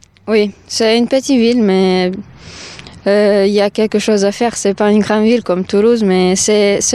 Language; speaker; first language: French; non-native, learner; Serbian